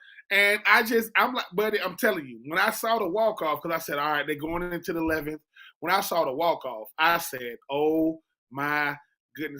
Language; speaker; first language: English; native; English